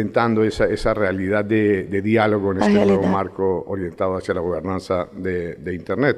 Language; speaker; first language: Spanish; native; Spanish